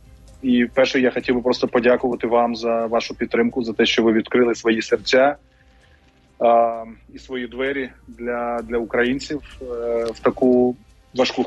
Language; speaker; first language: Ukrainian; native; Ukrainian